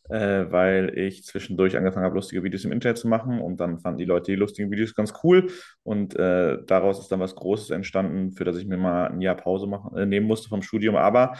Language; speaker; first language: German; native; German